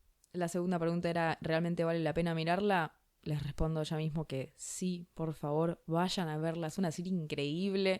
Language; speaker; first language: Spanish; native; Spanish